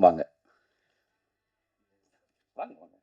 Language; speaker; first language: Tamil; native; Tamil